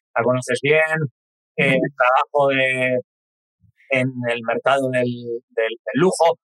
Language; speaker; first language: Spanish; native; Spanish